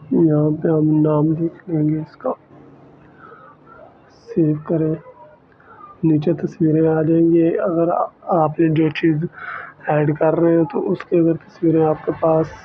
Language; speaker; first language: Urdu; non-native, local second language; Punjabi